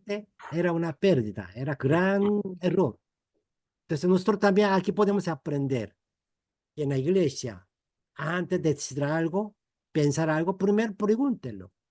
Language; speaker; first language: Spanish; non-native, fluent; Korean